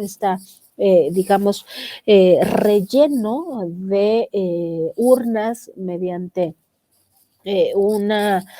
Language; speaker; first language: Spanish; native; Spanish